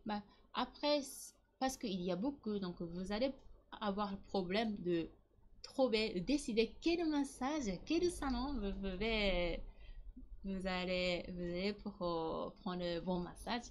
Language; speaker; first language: French; non-native, learner; Japanese